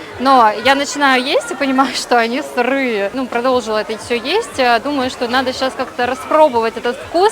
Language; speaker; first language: Russian; native; Russian